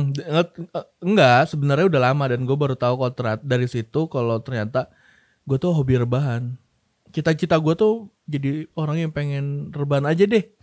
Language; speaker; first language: Indonesian; native; Indonesian